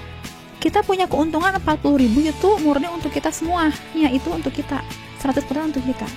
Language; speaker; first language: Indonesian; native; Indonesian